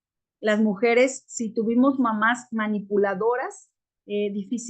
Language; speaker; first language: Spanish; native; Spanish